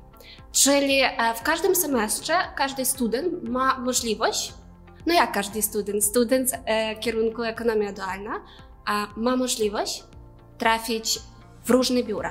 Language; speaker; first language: Polish; non-native, learner; Ukrainian